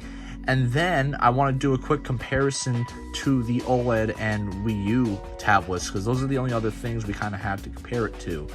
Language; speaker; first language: English; native; English